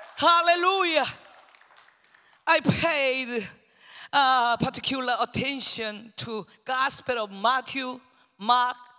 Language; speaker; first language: English; non-native, learner; Korean